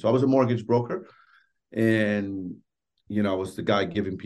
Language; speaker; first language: English; native; English